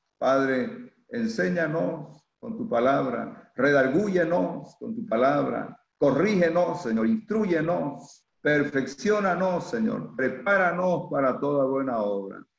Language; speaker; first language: Spanish; native; Spanish